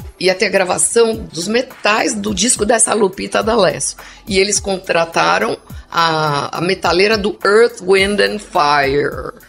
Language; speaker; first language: Portuguese; non-native, local second language; English